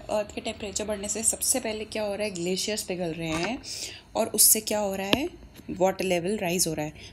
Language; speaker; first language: Hindi; native; Hindi